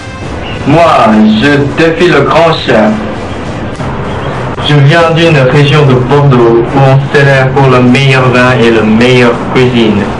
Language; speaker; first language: French; non-native, learner; English